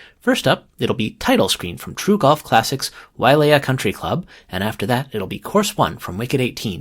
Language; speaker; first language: English; native; English